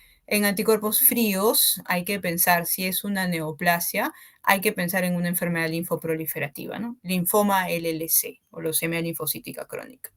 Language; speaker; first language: Spanish; native; Spanish